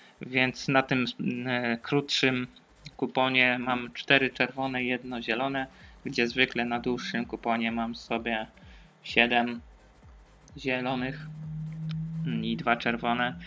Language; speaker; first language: Polish; native; Polish